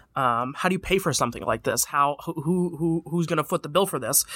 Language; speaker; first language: English; native; English